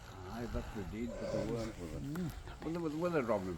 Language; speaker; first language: English; native; English